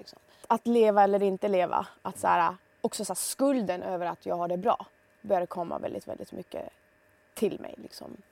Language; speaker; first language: Swedish; early bilingual, other home language; Persian